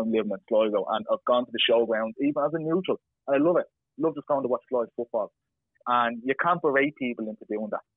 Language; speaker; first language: English; native; English